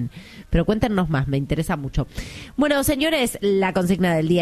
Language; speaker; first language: Spanish; native; Spanish